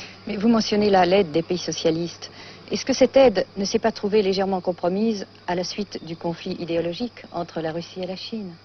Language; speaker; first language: French; native; French